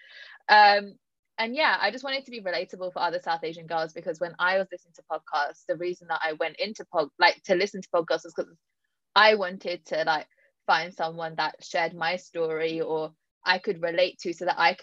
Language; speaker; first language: English; native; English